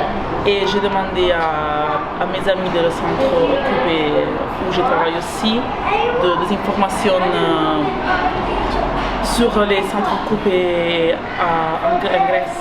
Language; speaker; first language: French; non-native, fluent; Italian